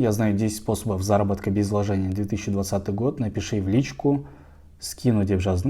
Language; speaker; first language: Russian; non-native, local second language; Kazakh